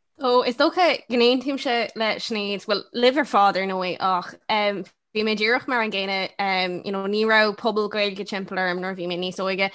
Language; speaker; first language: Irish; non-native, local second language; English